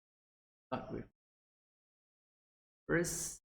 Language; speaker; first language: English; non-native, local second language; Malay